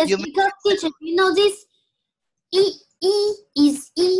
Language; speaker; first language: English; non-native, learner; Chinese